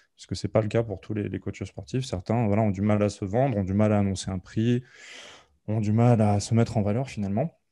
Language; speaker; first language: French; native; French